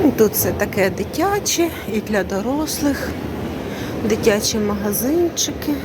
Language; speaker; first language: Ukrainian; non-native, local second language; Russian